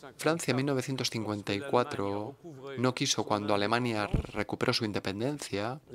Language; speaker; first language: Spanish; non-native, fluent; German